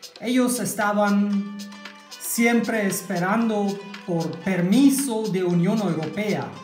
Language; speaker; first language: Spanish; non-native, fluent; German